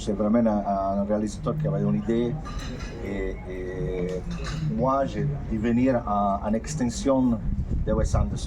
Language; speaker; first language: French; non-native, fluent; Italian